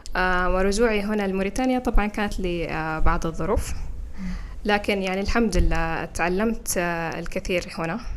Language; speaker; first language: Arabic; non-native, local second language; Fula